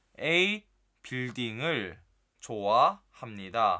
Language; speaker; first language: Korean; non-native, fluent; Chinese